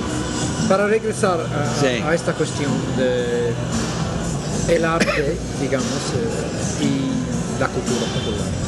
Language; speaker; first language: Spanish; non-native, fluent; English